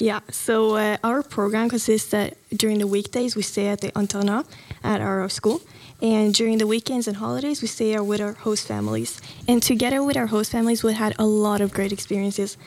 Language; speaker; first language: English; non-native, fluent; Norwegian